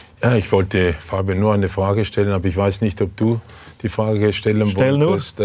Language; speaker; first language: German; native; German